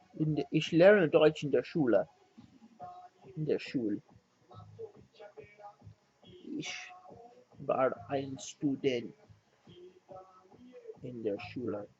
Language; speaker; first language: German; non-native, learner; English